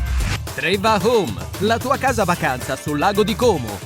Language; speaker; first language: Italian; native; Italian